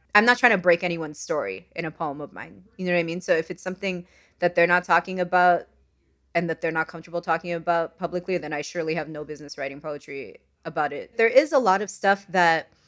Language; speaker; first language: English; non-native, fluent; Arabic